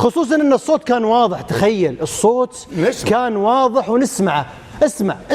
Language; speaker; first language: Arabic; native; Arabic